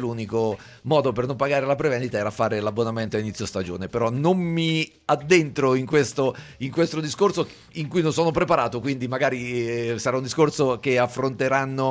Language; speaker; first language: Italian; native; Italian